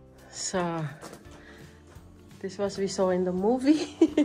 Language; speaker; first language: English; non-native, local second language; Filipino